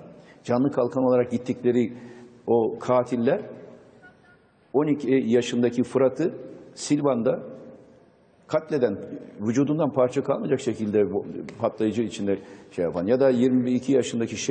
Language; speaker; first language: Turkish; native; Turkish